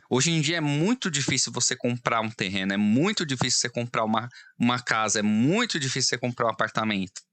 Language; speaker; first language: Portuguese; native; Portuguese